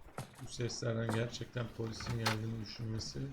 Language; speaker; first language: Turkish; native; Turkish